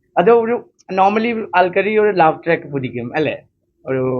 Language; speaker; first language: Malayalam; non-native, fluent; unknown